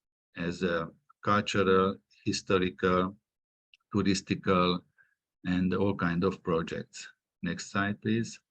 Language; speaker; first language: English; non-native, fluent; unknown